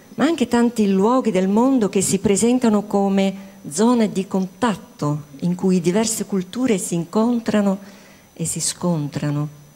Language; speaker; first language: Italian; non-native, fluent; Dutch